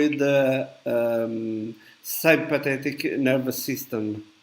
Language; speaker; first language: English; non-native, learner; Italian